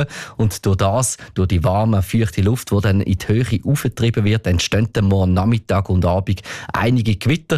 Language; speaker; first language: German; native; German